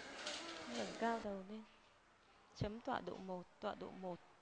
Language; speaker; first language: Vietnamese; native; Vietnamese